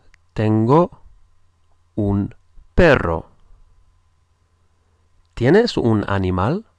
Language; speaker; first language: Spanish; non-native, fluent; English